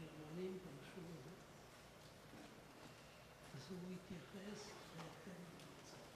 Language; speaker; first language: Hebrew; non-native, fluent; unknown